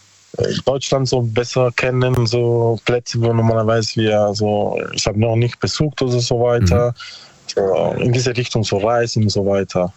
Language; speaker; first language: German; non-native, learner; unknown